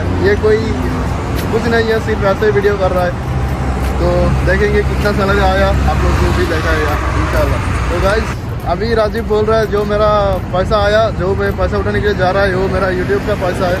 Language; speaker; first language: Hindi; non-native, learner; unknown